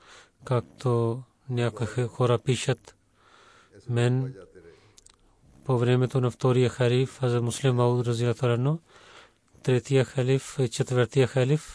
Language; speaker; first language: Bulgarian; non-native, learner; Urdu